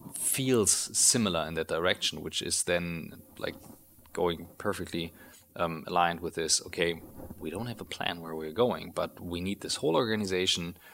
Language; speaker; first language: English; non-native, fluent; German